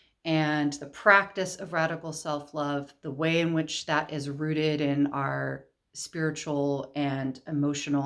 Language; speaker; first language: English; native; English